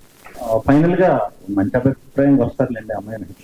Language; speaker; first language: Telugu; native; Telugu